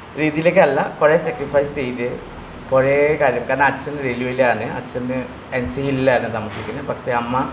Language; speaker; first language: Malayalam; non-native, local second language; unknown